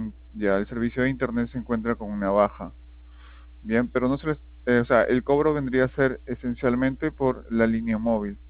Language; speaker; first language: Spanish; native; Spanish